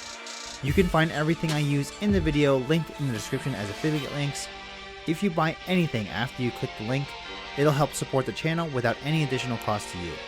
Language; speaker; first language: English; native; English